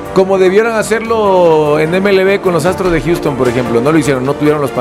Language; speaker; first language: Spanish; native; Spanish